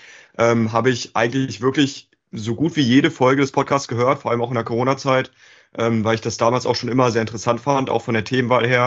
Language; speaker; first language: German; native; German